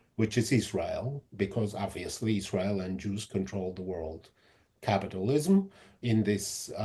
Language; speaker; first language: English; non-native, fluent; Georgian